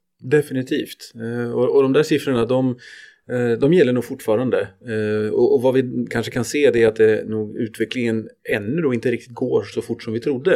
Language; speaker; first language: Swedish; native; Swedish